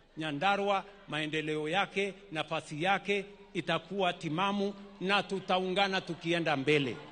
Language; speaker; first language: Swahili; non-native, local second language; Kalenjin